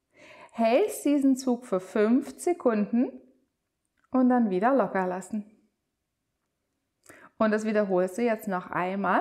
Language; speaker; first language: German; native; German